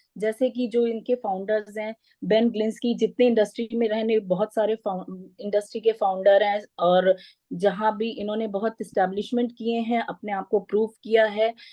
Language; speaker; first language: Hindi; native; Hindi